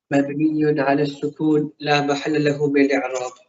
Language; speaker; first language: Arabic; non-native, learner; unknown